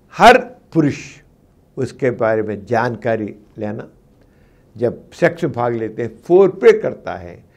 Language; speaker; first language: Hindi; non-native, local second language; Telugu